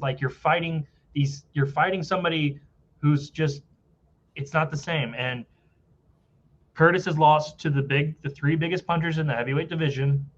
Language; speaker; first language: English; native; English